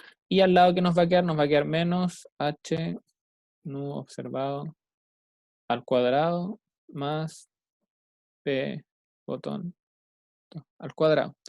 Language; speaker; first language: Spanish; native; Spanish